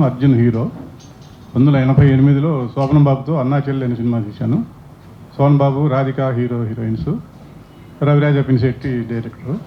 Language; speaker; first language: Telugu; native; Telugu